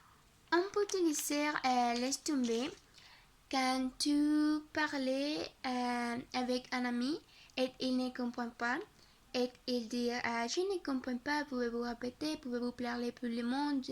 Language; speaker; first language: French; non-native, learner; Spanish